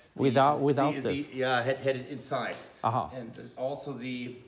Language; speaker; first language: English; non-native, fluent; German